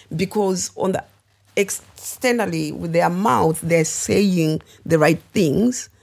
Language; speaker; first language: English; non-native, local second language; Shona